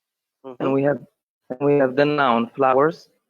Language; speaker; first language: English; non-native, learner; Arabic